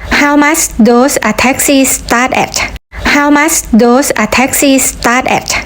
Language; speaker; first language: English; non-native, learner; Thai